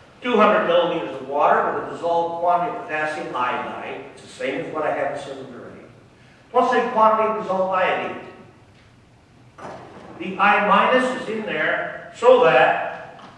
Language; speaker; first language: English; native; English